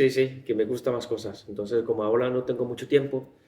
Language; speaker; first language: Spanish; non-native, learner; Chinese